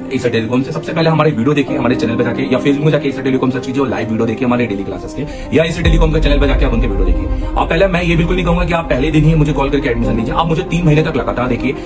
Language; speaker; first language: Hindi; native; Hindi